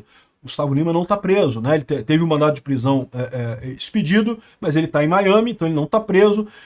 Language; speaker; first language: Portuguese; native; Portuguese